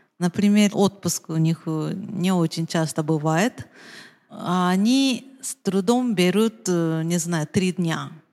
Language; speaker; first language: Russian; non-native, fluent; Japanese